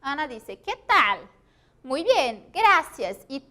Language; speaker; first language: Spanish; non-native, fluent; Portuguese